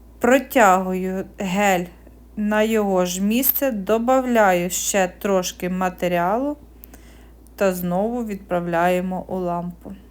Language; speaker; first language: Ukrainian; native; Ukrainian